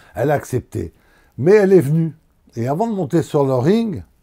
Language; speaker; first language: French; native; French